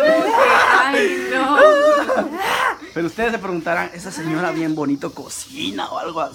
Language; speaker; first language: Spanish; native; Spanish